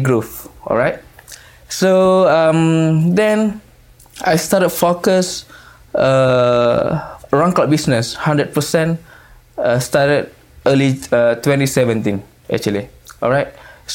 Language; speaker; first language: English; non-native, local second language; Malay